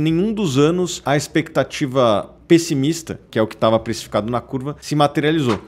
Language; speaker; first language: Portuguese; native; Portuguese